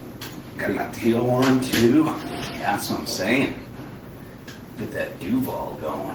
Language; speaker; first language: English; native; English